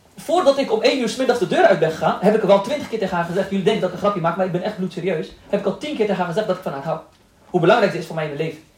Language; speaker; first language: Dutch; early bilingual, other home language; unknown